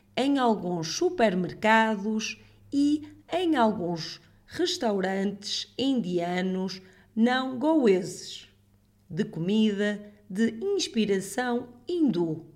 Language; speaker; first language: Portuguese; native; Portuguese